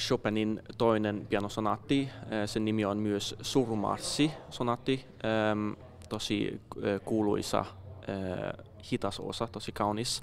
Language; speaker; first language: Finnish; non-native, fluent; Danish